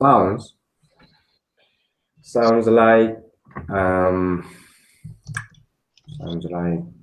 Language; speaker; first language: English; non-native, learner; Korean